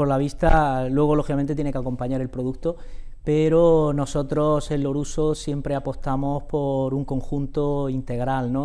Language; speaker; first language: Spanish; native; Spanish